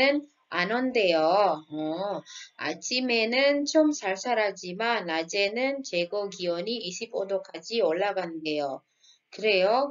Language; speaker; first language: Korean; non-native, fluent; Indonesian